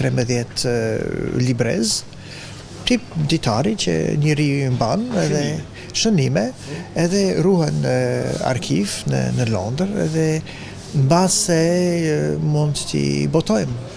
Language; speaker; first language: Albanian; non-native, fluent; English